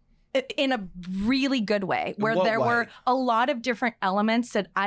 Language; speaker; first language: English; native; English